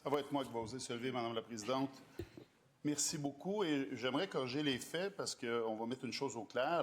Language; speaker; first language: French; native; French